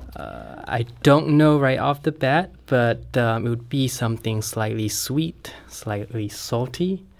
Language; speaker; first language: English; non-native, fluent; Thai